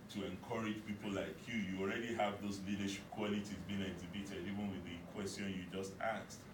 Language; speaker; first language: English; non-native, local second language; Yoruba